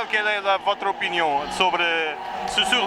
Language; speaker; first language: French; non-native, learner; Portuguese